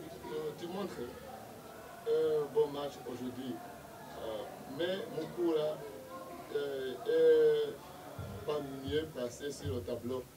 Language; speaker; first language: French; non-native, learner; Kinyarwanda